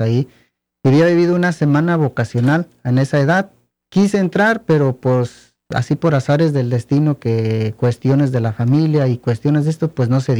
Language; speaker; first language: Spanish; native; Spanish